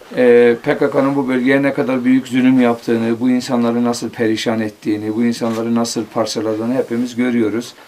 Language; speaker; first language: Turkish; non-native, local second language; Kurdish